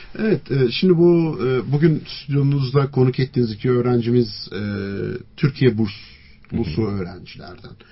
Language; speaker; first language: Turkish; native; Turkish